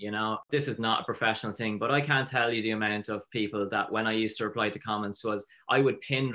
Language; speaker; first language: English; native; English